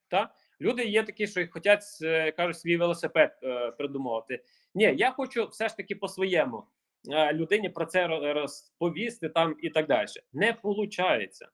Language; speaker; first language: Ukrainian; native; Ukrainian